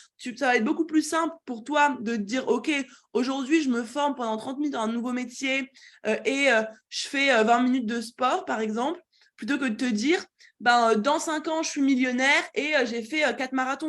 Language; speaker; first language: French; native; French